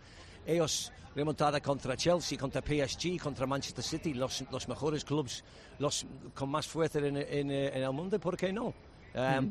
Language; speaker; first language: Spanish; non-native, learner; English